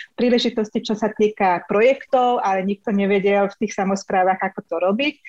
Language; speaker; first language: Slovak; non-native, local second language; Hungarian